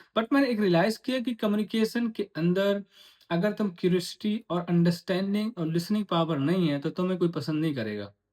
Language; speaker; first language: Hindi; native; Hindi